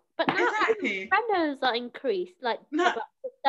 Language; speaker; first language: English; early bilingual, other home language; Cantonese